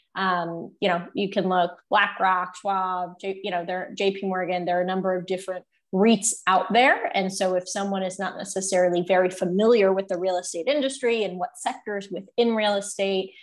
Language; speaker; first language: English; native; English